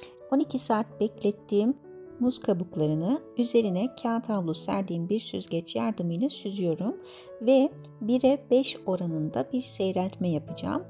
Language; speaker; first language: Turkish; native; Turkish